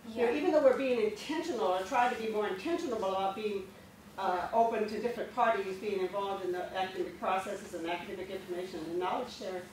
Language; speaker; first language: English; native; English